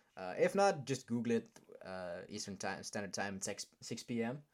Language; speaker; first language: English; non-native, fluent; Norwegian